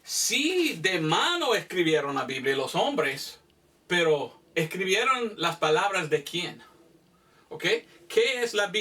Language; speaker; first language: Spanish; non-native, fluent; English